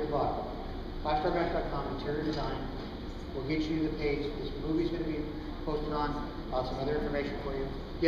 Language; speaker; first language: English; native; English